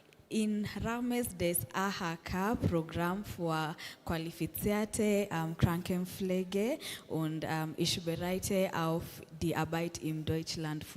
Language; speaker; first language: German; non-native, learner; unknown